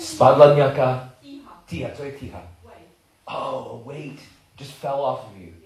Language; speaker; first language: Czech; non-native, learner; English